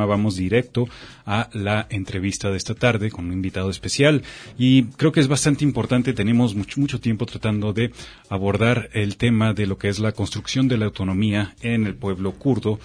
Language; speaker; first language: Spanish; native; Spanish